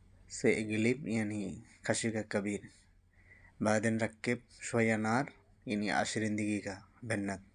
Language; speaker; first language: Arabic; non-native, learner; Bangla